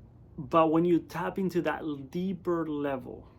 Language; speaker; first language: English; native; English